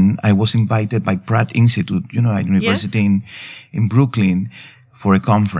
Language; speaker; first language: English; non-native, fluent; Spanish